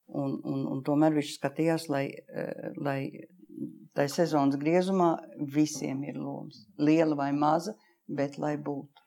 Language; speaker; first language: Latvian; native; Latvian